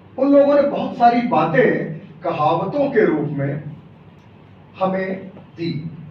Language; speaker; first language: Hindi; non-native, local second language; Awadhi